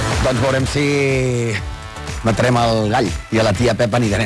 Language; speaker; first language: Catalan; native; Catalan